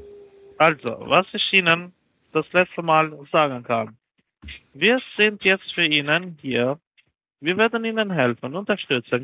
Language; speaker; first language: German; non-native, learner; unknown